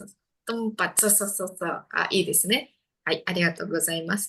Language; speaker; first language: Japanese; non-native, fluent; Indonesian